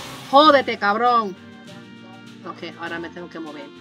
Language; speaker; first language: Spanish; early bilingual, other home language; English